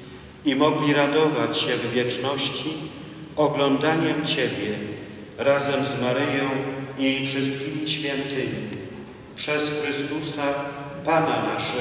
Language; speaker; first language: Polish; native; Polish